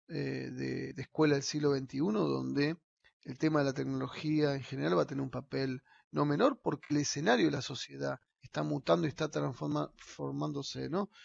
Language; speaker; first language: Spanish; native; Spanish